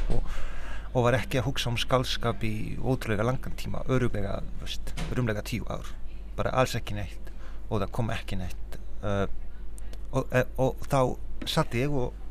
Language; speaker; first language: Icelandic; non-native, fluent; Polish